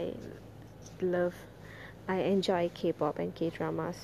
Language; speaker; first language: English; non-native, local second language; Tamil